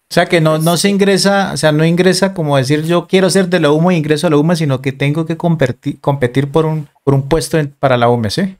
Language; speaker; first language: Spanish; native; Spanish